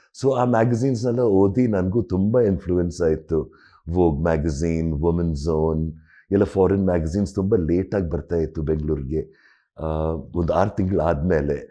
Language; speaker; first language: Kannada; non-native, local second language; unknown